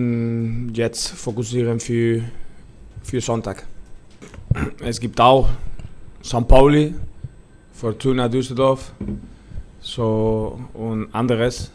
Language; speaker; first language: German; non-native, learner; Spanish